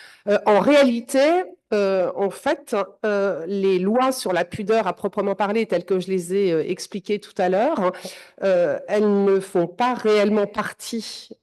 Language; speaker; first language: French; native; French